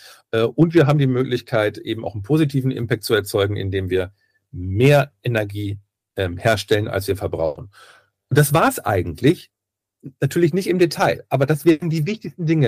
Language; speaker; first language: German; native; German